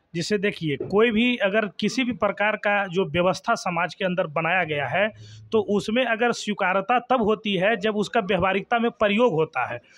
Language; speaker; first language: Hindi; native; Hindi